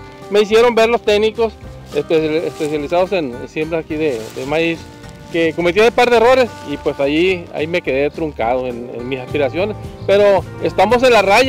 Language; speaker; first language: Spanish; native; Spanish